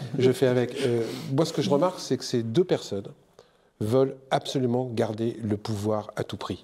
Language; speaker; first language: French; native; French